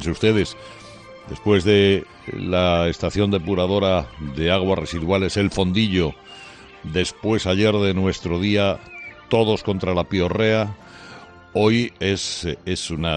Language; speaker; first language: Spanish; native; Spanish